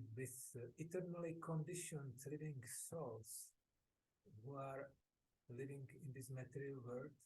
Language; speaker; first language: English; non-native, fluent; Czech